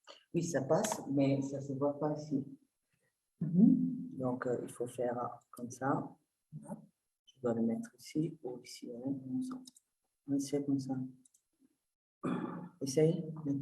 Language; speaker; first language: French; non-native, fluent; Italian